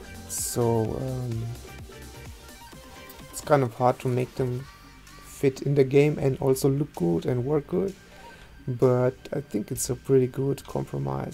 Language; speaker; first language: English; non-native, fluent; German